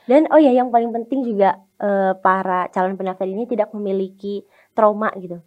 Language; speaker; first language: Indonesian; native; Indonesian